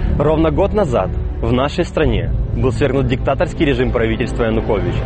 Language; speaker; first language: Russian; native; Russian